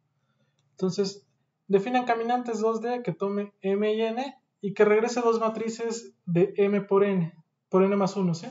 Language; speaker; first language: Spanish; native; Spanish